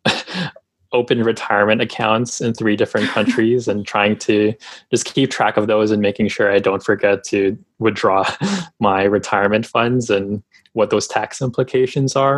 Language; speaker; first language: English; non-native, local second language; Filipino